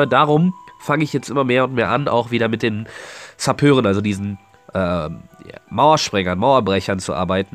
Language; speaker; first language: German; native; German